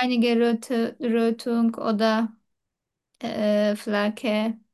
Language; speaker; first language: German; non-native, learner; Turkish